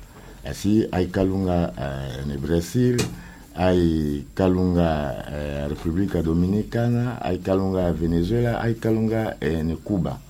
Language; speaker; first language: Spanish; non-native, learner; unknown